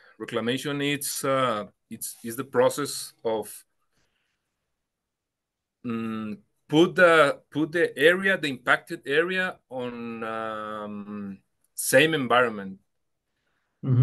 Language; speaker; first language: English; non-native, learner; Spanish